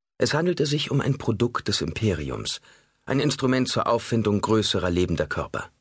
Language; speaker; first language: German; native; German